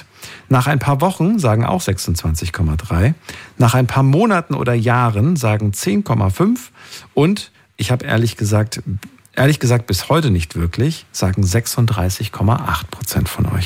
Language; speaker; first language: German; native; German